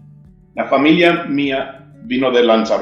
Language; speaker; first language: Spanish; early bilingual, heritage; English